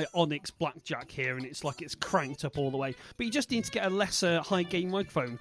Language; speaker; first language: English; native; English